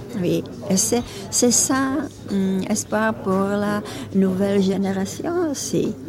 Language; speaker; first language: French; non-native, learner; Czech